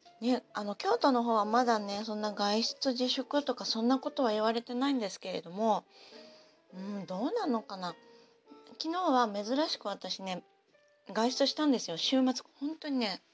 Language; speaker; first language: Japanese; native; Japanese